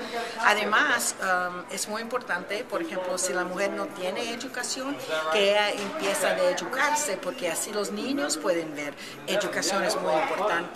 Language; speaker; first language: Spanish; early bilingual, heritage; Spanish